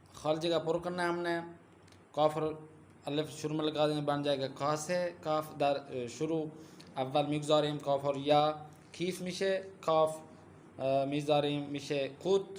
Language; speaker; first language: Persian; non-native, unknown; Urdu